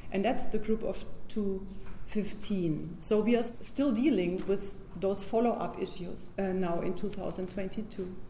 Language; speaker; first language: English; non-native, fluent; German